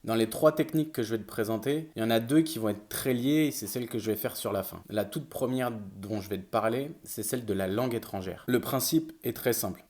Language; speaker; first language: French; native; French